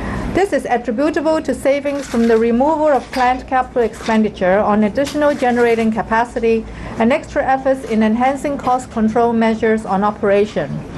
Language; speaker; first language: English; non-native, local second language; Cantonese